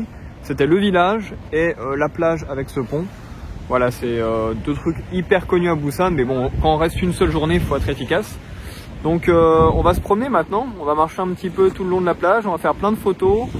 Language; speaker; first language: French; native; French